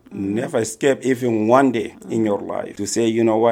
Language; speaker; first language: English; non-native, learner; Arabic